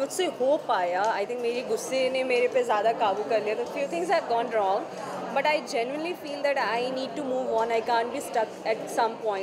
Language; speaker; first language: Hindi; native; Hindi